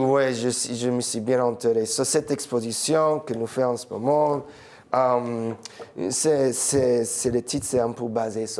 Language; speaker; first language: French; non-native, fluent; English